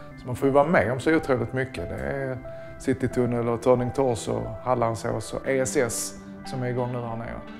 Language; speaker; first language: Swedish; native; Swedish